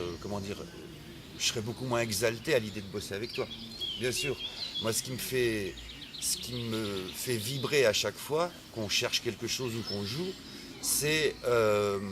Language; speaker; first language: French; native; French